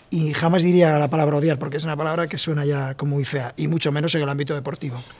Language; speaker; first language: Spanish; native; Spanish